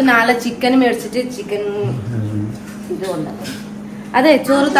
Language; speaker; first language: Malayalam; non-native, learner; Nepali